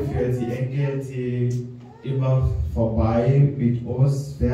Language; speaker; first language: German; non-native, learner; French